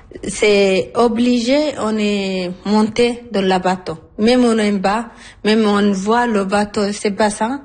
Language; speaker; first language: French; non-native, learner; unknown